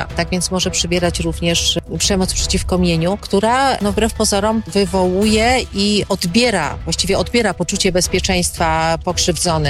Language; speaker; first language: Polish; native; Polish